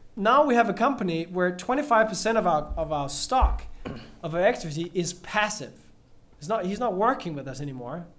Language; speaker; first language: English; non-native, fluent; Danish